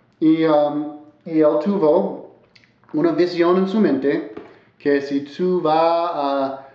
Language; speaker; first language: Spanish; non-native, learner; English